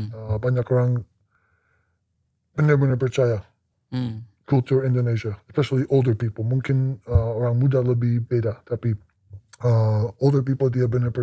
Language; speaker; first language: Indonesian; non-native, learner; English